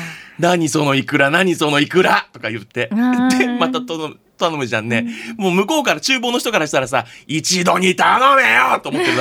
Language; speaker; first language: Japanese; native; Japanese